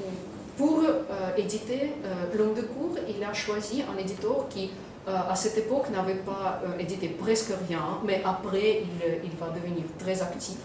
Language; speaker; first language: French; non-native, fluent; Russian